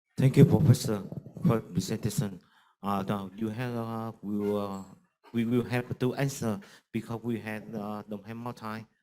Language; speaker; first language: English; non-native, learner; Vietnamese